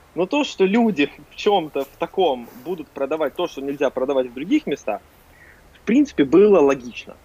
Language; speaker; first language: Russian; native; Russian